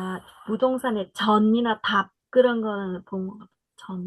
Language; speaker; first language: Korean; non-native, learner; Vietnamese